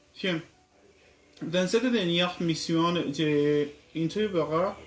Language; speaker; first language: French; non-native, learner; Spanish